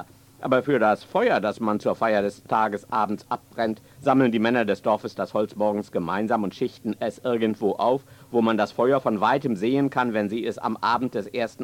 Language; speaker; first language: German; native; German